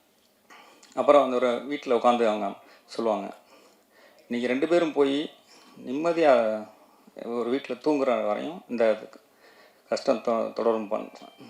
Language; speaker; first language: Tamil; native; Tamil